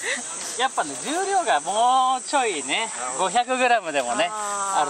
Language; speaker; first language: Japanese; native; Japanese